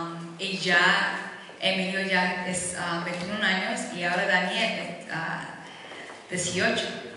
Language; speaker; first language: Spanish; early bilingual, heritage; Spanish